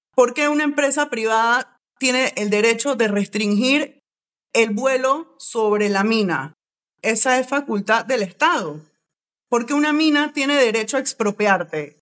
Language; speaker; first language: Spanish; native; Spanish